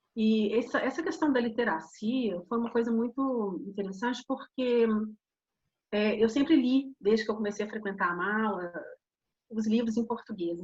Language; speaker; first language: Portuguese; native; Portuguese